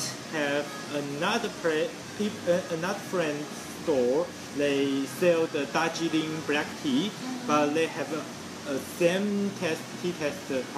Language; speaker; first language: English; non-native, learner; Chinese